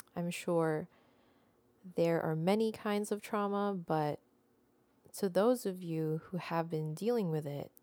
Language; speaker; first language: English; non-native, local second language; Filipino